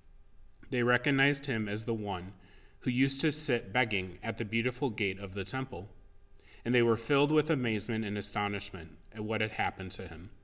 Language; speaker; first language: English; native; English